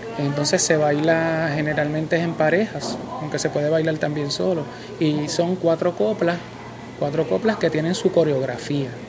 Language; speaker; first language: Spanish; native; Spanish